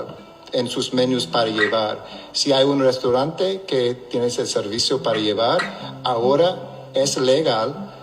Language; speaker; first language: Spanish; non-native, local second language; English